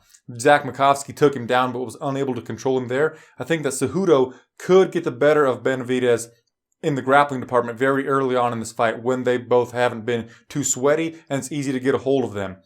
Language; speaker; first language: English; native; English